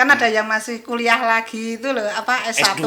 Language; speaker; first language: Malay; non-native, local second language; Javanese